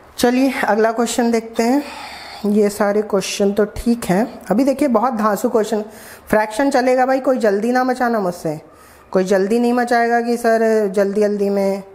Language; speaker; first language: Hindi; native; Hindi